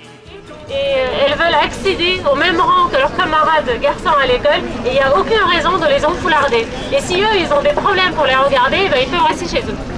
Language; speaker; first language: French; non-native, local second language; Arabic